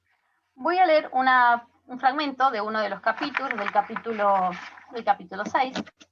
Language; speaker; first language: Spanish; native; Spanish